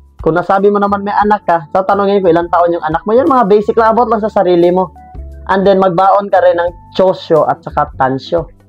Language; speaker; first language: Filipino; native; Filipino